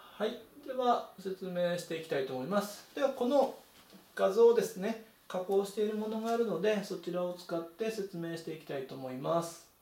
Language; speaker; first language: Japanese; native; Japanese